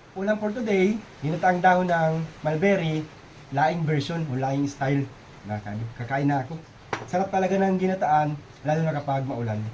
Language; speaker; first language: Filipino; native; Filipino